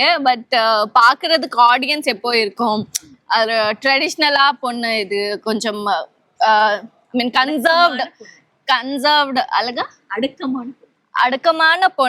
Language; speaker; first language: Tamil; non-native, learner; Telugu